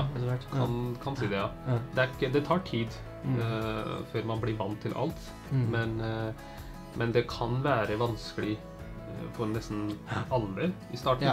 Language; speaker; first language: Norwegian; early bilingual, other home language; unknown